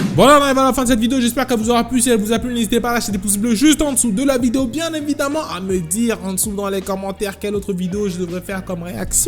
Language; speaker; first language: French; native; French